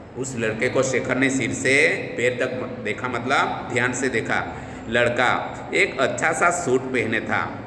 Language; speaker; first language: Hindi; non-native, local second language; Gujarati